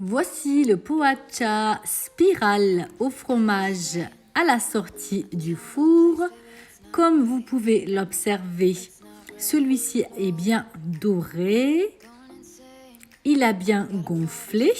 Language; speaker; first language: French; native; French